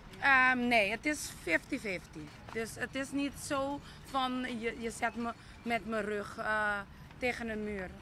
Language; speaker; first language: Dutch; non-native, local second language; Papiamento